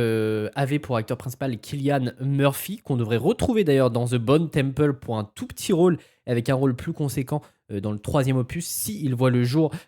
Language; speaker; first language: French; native; French